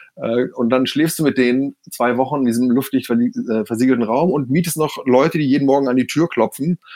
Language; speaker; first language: German; native; German